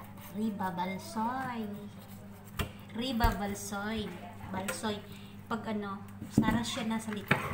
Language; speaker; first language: Russian; non-native, learner; Filipino